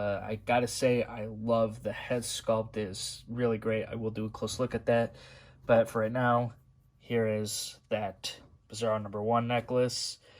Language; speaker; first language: English; native; English